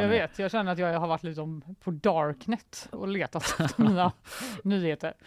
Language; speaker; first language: Swedish; native; Swedish